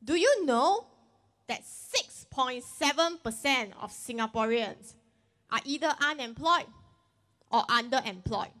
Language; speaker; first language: English; non-native, local second language; Chinese